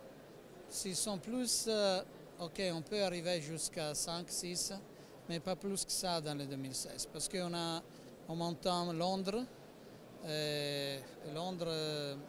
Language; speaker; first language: French; non-native, fluent; Italian